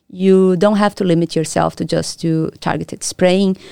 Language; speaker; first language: English; non-native, fluent; Portuguese